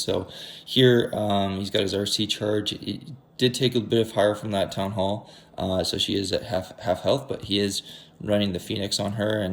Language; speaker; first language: English; native; English